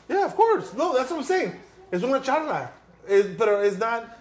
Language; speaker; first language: English; early bilingual, other home language; Spanish